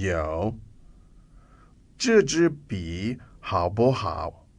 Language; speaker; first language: Chinese; non-native, learner; English